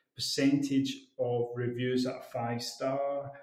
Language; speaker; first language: English; native; English